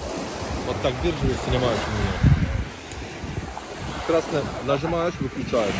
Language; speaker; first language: Russian; non-native, learner; Turkish